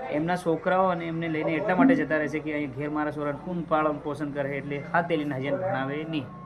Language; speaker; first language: Gujarati; non-native, local second language; Bhili